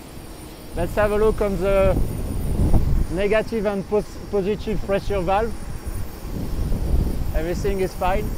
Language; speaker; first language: English; non-native, learner; French